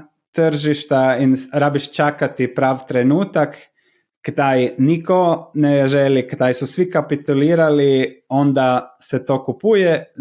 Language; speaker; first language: Slovenian; non-native, learner; Croatian